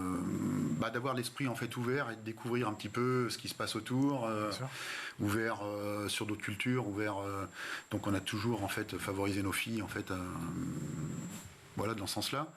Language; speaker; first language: French; native; French